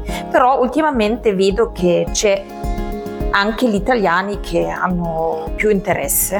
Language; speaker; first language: Italian; non-native, fluent; German